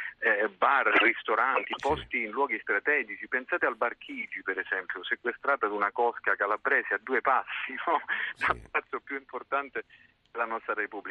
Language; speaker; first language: Italian; native; Italian